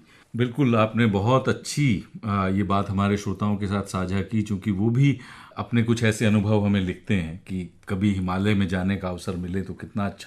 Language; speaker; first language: Hindi; native; Hindi